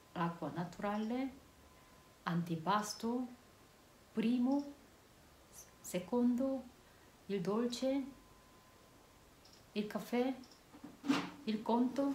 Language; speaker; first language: Italian; non-native, learner; Korean